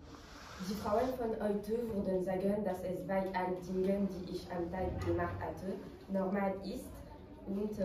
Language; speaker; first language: German; non-native, learner; French